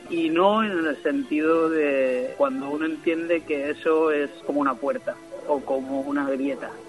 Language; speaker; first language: Spanish; non-native, local second language; Catalan